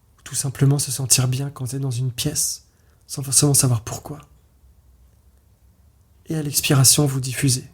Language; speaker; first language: French; native; French